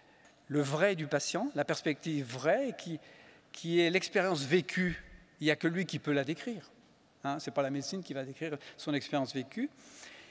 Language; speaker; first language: French; native; French